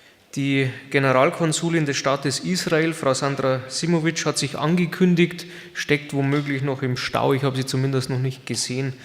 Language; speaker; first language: German; native; German